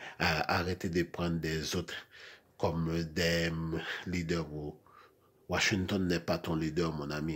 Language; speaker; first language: French; non-native, local second language; Haitian Creole